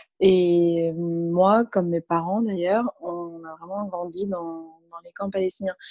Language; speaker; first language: French; early bilingual, other home language; Arabic